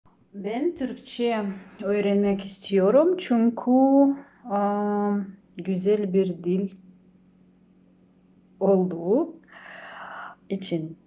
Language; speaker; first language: Turkish; non-native, learner; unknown